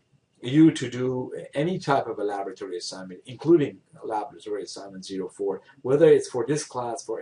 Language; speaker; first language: English; non-native, fluent; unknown